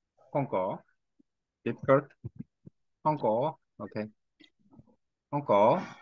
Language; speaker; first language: Vietnamese; non-native, learner; Korean